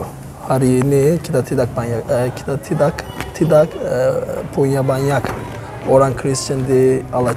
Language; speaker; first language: Indonesian; non-native, learner; Turkish